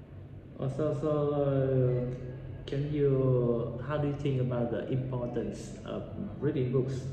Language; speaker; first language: English; non-native, learner; Vietnamese